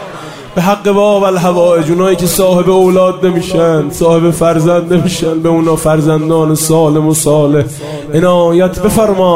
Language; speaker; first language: Persian; native; Persian